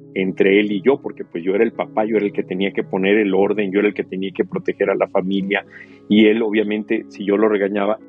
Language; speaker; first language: Spanish; native; Spanish